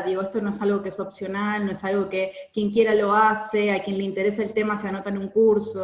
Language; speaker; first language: Spanish; native; Spanish